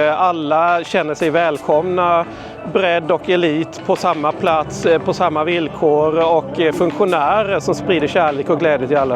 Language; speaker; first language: Swedish; native; Swedish